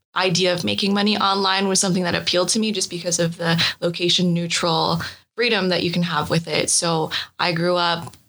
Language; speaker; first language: English; native; English